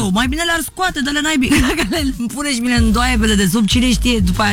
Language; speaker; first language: Romanian; native; Romanian